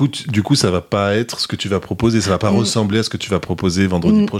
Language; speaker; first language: French; native; French